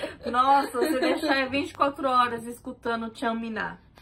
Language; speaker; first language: Portuguese; native; Portuguese